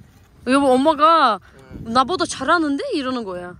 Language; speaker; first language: Korean; non-native, fluent; Turkish